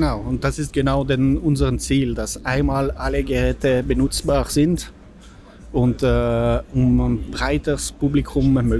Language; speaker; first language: German; non-native, fluent; French